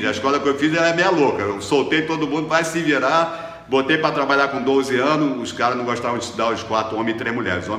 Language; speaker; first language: Portuguese; native; Portuguese